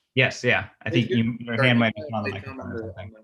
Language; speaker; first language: English; native; English